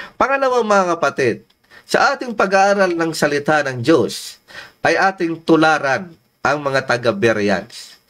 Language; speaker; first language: Filipino; non-native, local second language; Iloko